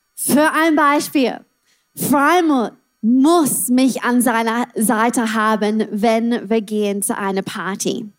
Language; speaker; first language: German; non-native, learner; English